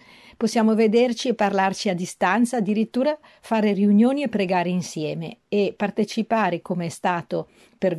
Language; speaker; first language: Italian; native; Italian